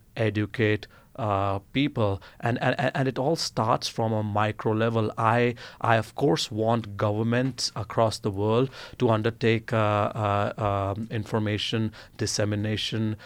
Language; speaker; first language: English; non-native, local second language; Gujarati